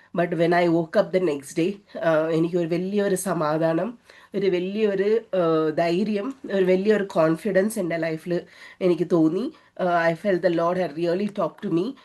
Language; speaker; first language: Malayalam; early bilingual, heritage; Malayalam